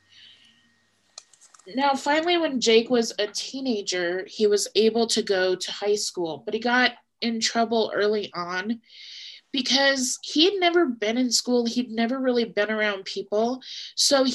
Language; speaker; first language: English; native; English